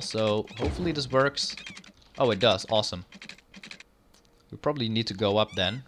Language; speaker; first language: English; non-native, fluent; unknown